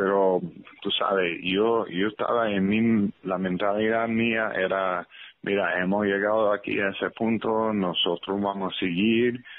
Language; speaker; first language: Spanish; early bilingual, heritage; English